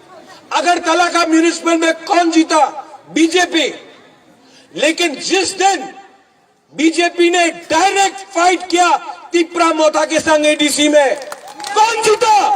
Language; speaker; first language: Hindi; non-native, local second language; Kok Borok